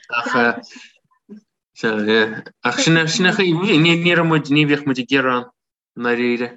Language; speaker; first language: Irish; native; Irish